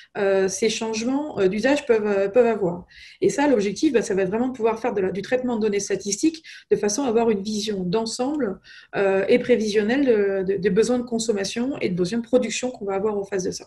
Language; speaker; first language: French; native; French